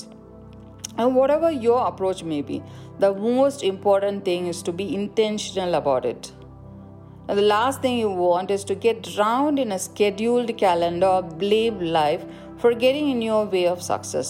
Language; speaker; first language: English; non-native, local second language; Tamil